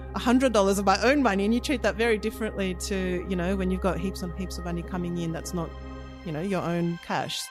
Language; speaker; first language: English; early bilingual, other home language; Russian